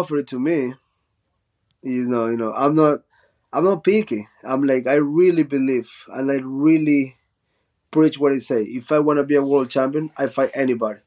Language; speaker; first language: English; non-native, fluent; Spanish